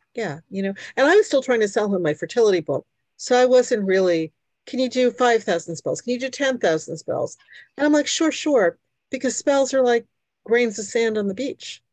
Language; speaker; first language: English; early bilingual, other home language; Hungarian